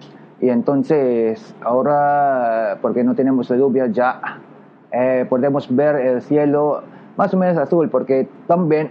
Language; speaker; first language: Spanish; non-native, learner; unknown